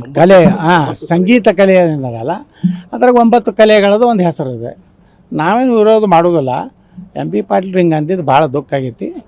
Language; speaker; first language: Kannada; native; Kannada